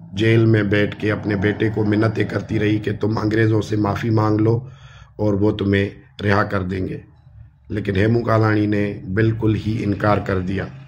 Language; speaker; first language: Urdu; non-native, local second language; Sindhi